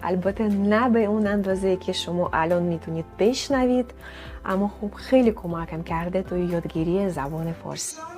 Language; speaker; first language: Persian; non-native, fluent; Russian